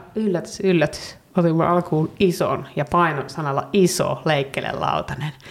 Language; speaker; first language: Finnish; early bilingual, heritage; Finnish